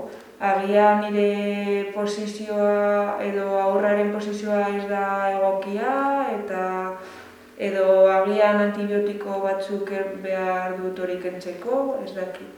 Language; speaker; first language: Basque; non-native, learner; Spanish